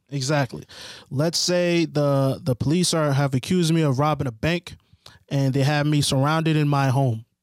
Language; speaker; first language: English; early bilingual, other home language; Haitian Creole